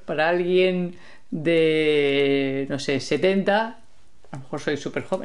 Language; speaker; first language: Spanish; native; Spanish